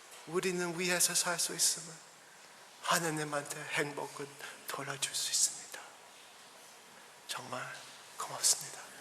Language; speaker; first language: Korean; early bilingual, heritage; English